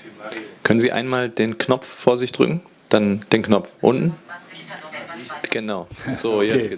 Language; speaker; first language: German; native; German